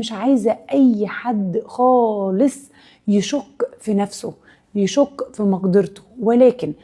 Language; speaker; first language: Arabic; native; Arabic